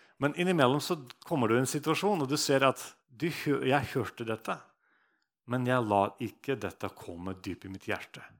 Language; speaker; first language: Norwegian; non-native, fluent; Russian